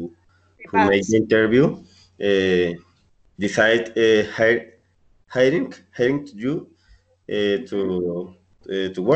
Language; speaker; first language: English; non-native, learner; Spanish